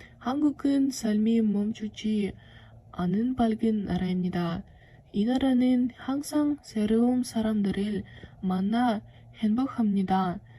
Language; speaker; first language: Korean; non-native, learner; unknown